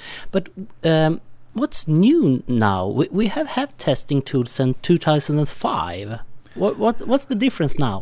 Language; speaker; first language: English; non-native, fluent; Swedish